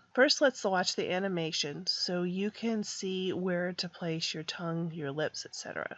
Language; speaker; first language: English; native; English